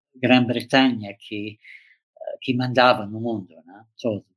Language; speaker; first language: Portuguese; non-native, fluent; English